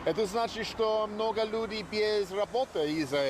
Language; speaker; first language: Russian; non-native, learner; English